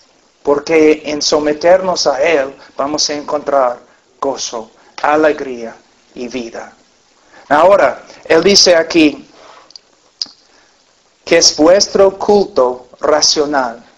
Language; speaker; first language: Spanish; non-native, fluent; English